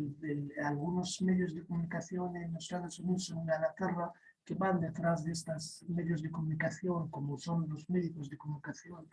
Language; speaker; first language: Spanish; non-native, fluent; Arabic